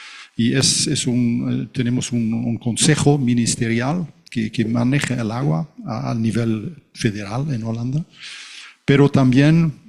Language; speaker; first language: Spanish; non-native, fluent; Dutch